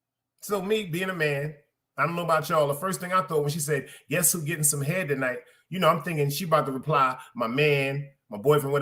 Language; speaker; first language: English; native; English